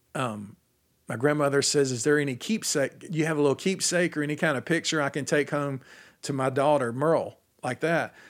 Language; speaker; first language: English; native; English